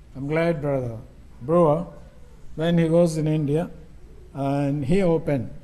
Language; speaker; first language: English; non-native, local second language; Telugu